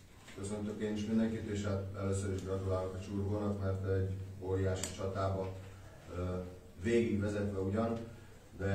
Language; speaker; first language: Hungarian; native; Hungarian